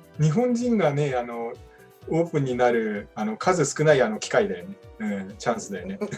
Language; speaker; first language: Japanese; native; Japanese